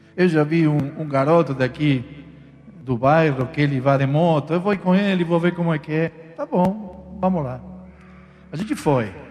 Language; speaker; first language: Portuguese; non-native, fluent; Spanish